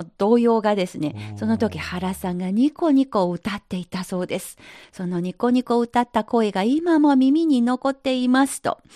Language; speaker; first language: Japanese; non-native, fluent; Chinese